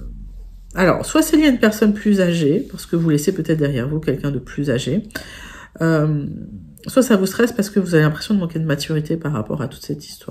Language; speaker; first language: French; native; French